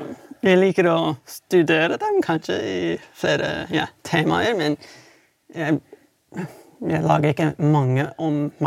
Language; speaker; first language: Swedish; non-native, fluent; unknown